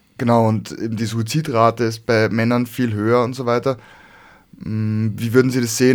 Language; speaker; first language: German; native; German